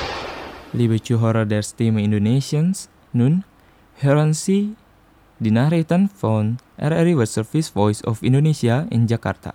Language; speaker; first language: German; non-native, fluent; Indonesian